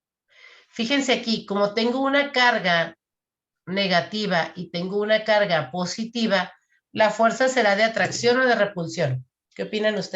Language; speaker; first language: Spanish; native; Spanish